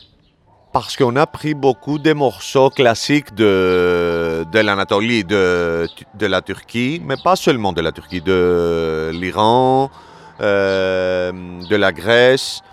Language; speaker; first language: French; non-native, learner; Greek